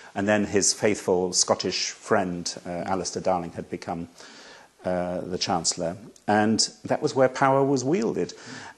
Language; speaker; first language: English; native; English